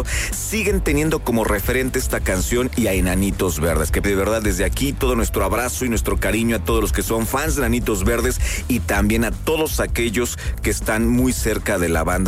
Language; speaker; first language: Spanish; native; Spanish